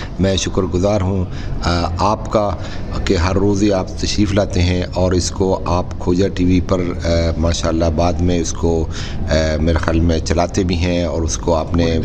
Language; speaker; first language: Urdu; non-native, local second language; Punjabi